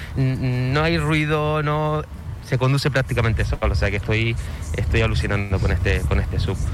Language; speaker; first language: Spanish; native; Spanish